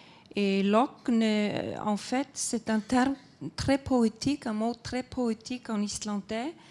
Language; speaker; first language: French; non-native, fluent; Icelandic